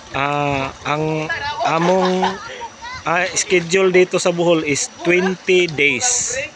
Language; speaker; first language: Filipino; non-native, local second language; Cebuano